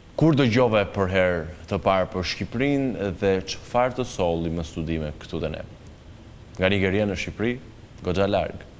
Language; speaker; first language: Albanian; native; Albanian